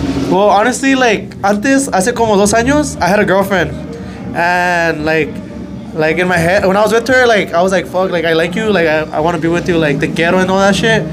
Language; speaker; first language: English; early bilingual, other home language; Spanish